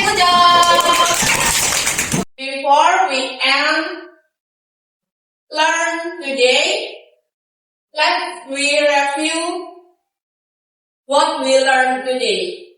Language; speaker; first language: English; non-native, learner; Indonesian